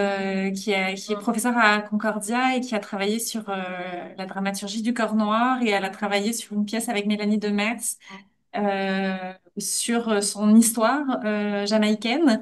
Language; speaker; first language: French; native; French